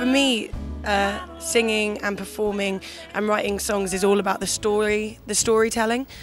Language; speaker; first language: English; native; English